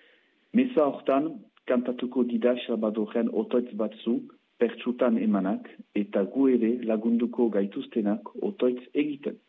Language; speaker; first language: Basque; native; Basque